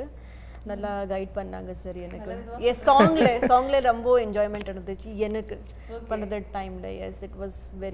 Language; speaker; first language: Tamil; non-native, learner; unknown